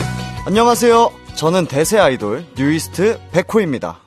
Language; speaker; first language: Korean; native; Korean